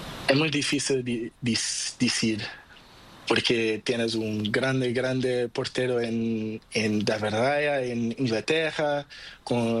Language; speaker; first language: Spanish; non-native, learner; Portuguese